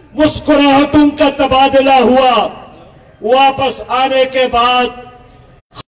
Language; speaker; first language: Urdu; non-native, local second language; Pashto